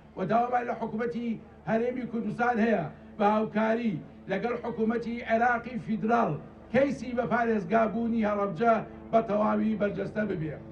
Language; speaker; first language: Central Kurdish; native; Central Kurdish